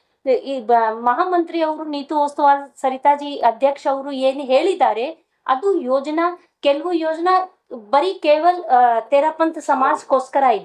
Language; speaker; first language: Kannada; non-native, local second language; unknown